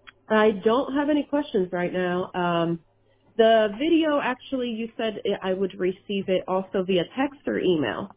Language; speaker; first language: English; early bilingual, other home language; Spanish